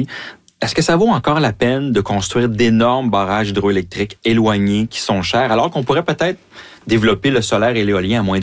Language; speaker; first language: French; native; French